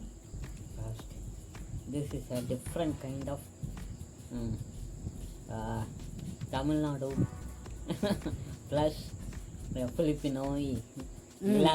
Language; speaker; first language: English; non-native, local second language; Tamil